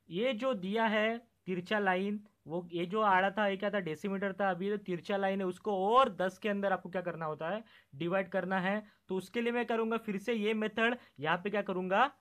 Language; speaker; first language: Hindi; non-native, local second language; Marathi